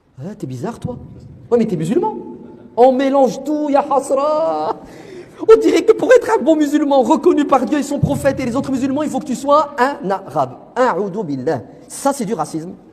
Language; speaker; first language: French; early bilingual, other home language; Kabyle